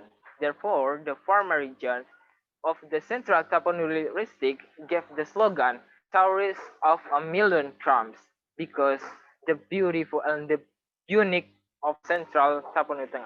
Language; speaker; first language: English; non-native, local second language; Indonesian